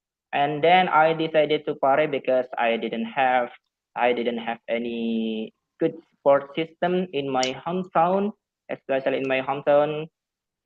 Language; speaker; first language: English; non-native, fluent; Javanese